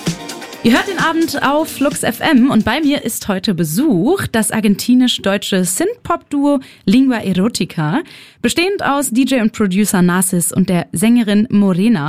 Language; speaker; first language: German; native; German